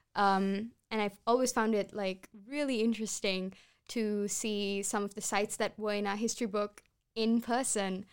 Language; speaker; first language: English; non-native, local second language; Sinhala